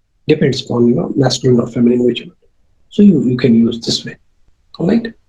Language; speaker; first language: English; non-native, local second language; Urdu